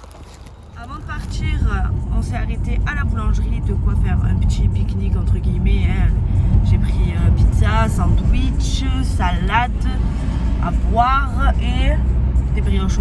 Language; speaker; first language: French; native; French